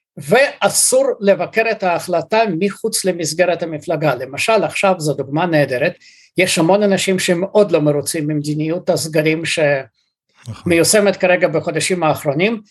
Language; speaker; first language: Hebrew; early bilingual, other home language; Russian